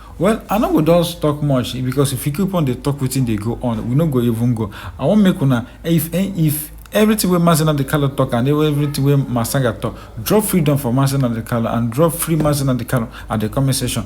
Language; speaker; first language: Nigerian Pidgin; non-native, local second language; Igbo